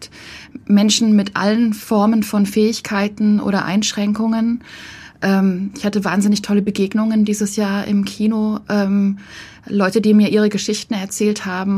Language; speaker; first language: German; native; German